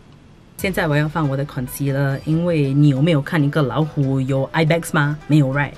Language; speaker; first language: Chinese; non-native, local second language; English